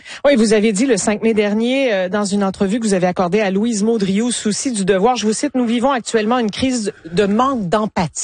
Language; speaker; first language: French; native; French